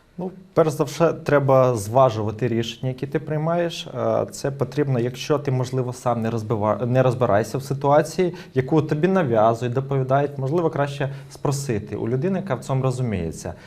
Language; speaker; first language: Ukrainian; native; Ukrainian